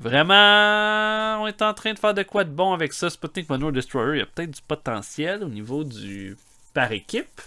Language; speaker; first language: French; native; French